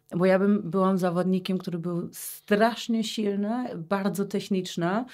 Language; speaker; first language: Polish; early bilingual, heritage; Polish